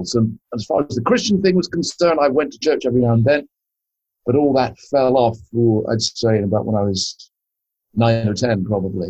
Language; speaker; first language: English; native; English